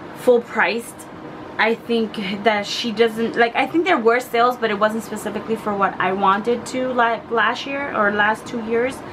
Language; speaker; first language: English; native; English